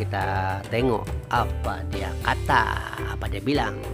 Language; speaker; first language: Malay; native; Malay